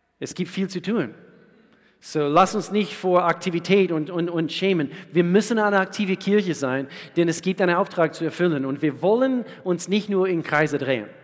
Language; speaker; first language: German; non-native, fluent; English